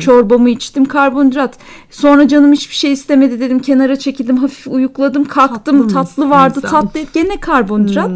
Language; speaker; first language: Turkish; native; Turkish